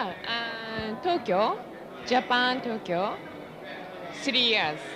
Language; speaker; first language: English; non-native, learner; Japanese